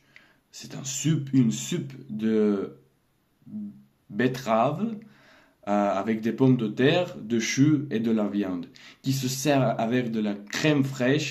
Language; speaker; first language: French; non-native, learner; Russian